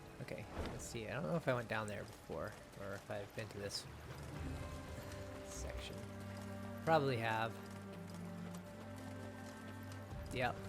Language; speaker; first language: English; native; English